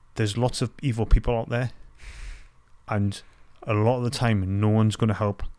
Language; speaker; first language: English; native; English